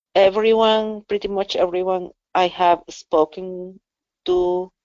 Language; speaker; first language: English; non-native, fluent; Spanish